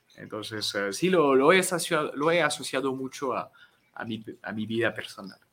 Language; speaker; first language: Spanish; non-native, fluent; French